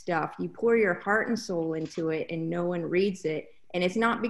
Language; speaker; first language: English; native; English